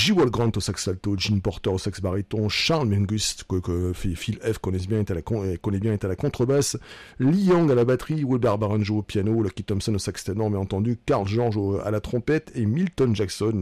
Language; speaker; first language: French; native; French